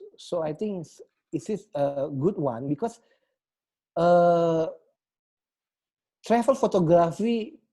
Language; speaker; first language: English; non-native, learner; Indonesian